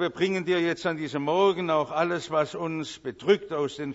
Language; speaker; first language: German; native; German